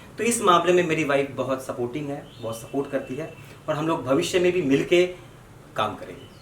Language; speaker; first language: Hindi; non-native, local second language; Bangla